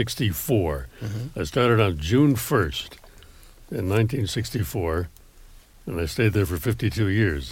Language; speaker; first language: English; native; English